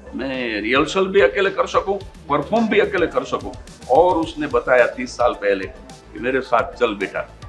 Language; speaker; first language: Hindi; non-native, local second language; Gujarati